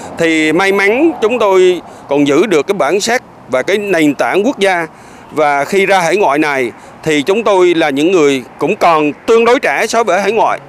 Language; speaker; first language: Vietnamese; native; Vietnamese